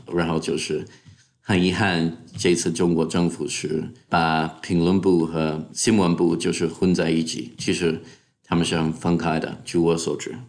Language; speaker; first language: Chinese; non-native, fluent; English